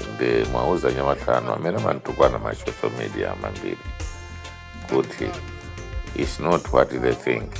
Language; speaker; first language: Nyanja; non-native, local second language; Tumbuka